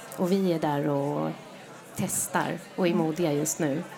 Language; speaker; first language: Swedish; native; Swedish